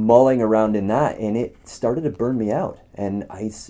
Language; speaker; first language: English; native; English